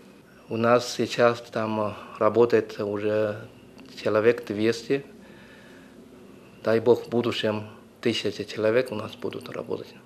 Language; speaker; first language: Russian; non-native, fluent; Chinese